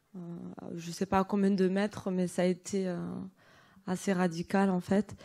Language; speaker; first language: French; native; French